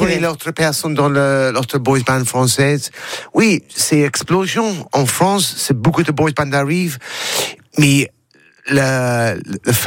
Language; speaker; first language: French; non-native, learner; English